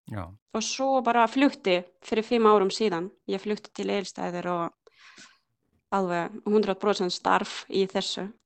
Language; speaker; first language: Icelandic; non-native, learner; Ukrainian